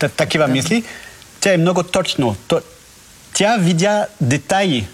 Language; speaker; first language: Bulgarian; non-native, learner; French